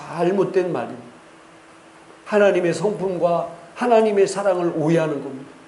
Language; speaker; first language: Korean; native; Korean